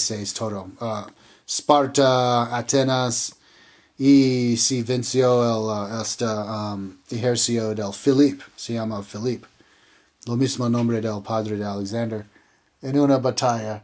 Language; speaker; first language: Spanish; non-native, learner; English